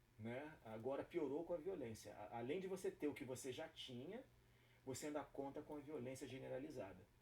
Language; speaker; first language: Portuguese; native; Portuguese